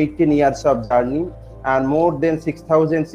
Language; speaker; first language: English; non-native, local second language; Bangla